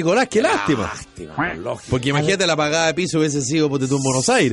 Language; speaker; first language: Spanish; native; Spanish